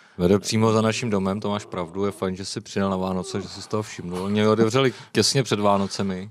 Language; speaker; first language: Czech; native; Czech